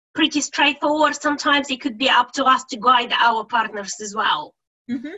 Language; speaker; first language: English; non-native, fluent; Bulgarian